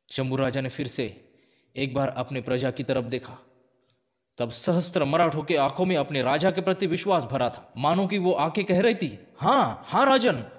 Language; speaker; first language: Hindi; non-native, local second language; Marathi